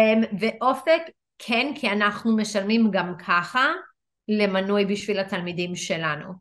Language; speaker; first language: Hebrew; non-native, fluent; English